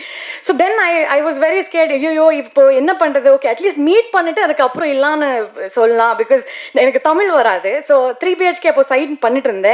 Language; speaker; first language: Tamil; non-native, learner; Kannada